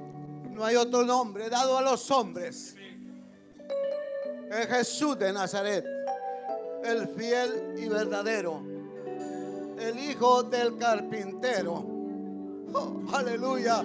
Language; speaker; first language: Spanish; native; Spanish